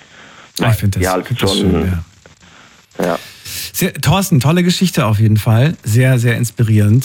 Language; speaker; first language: German; native; German